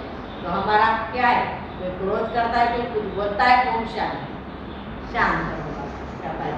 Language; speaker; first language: Hindi; non-native, local second language; Marathi